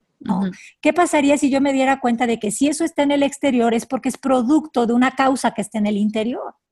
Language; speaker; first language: Spanish; native; Spanish